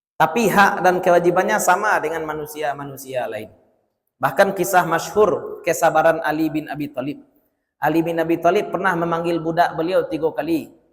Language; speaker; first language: Malay; non-native, local second language; Minangkabau